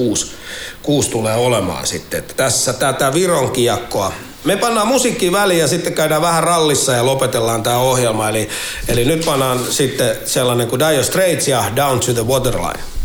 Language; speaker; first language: Finnish; native; Finnish